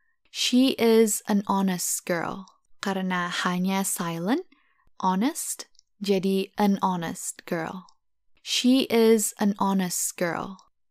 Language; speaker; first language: English; non-native, fluent; Indonesian